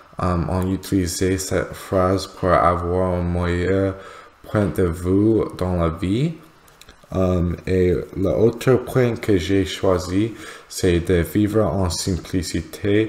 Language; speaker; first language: French; non-native, learner; English